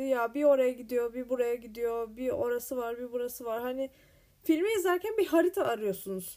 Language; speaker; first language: Turkish; native; Turkish